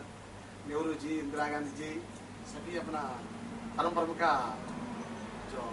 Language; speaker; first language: Hindi; non-native, local second language; Telugu